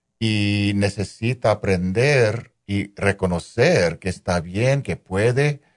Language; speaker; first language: Spanish; non-native, local second language; English